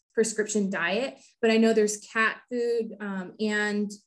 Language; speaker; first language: English; native; English